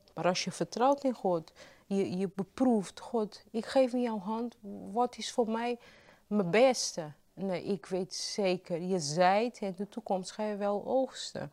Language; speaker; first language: Dutch; non-native, fluent; Portuguese